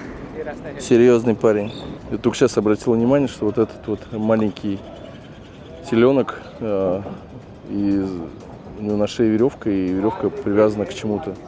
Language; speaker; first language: Russian; native; Russian